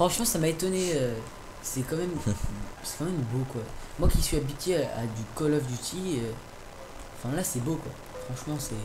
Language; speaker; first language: French; native; French